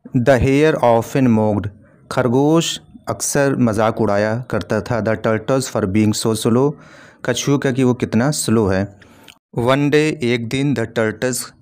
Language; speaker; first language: Hindi; native; Hindi